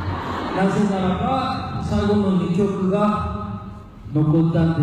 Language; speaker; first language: Japanese; non-native, learner; Korean